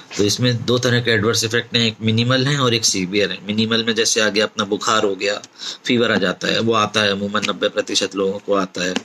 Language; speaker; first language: Hindi; native; Hindi